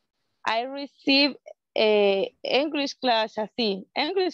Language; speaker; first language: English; non-native, learner; Spanish